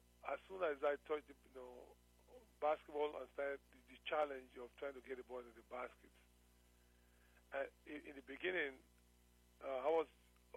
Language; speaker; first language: English; non-native, local second language; Yoruba